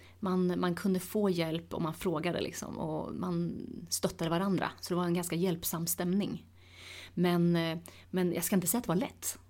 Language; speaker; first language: Swedish; early bilingual, other home language; Tigrinya